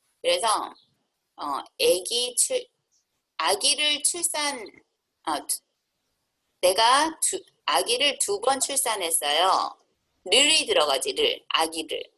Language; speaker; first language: Korean; native; Korean